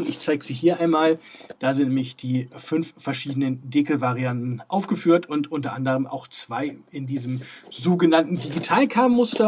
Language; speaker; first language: German; native; German